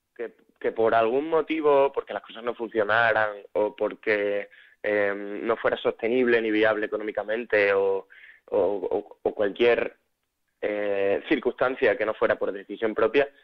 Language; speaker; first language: Spanish; native; Spanish